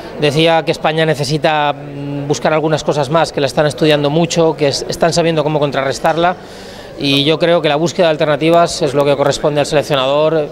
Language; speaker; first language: Spanish; native; Spanish